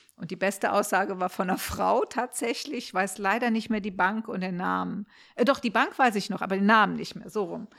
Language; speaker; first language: German; early bilingual, heritage; German